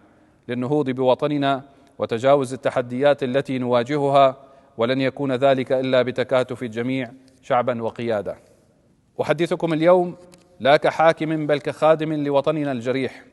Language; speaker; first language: Arabic; native; Arabic